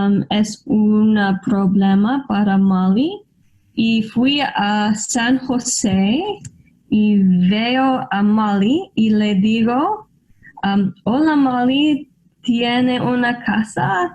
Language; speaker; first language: Spanish; non-native, learner; English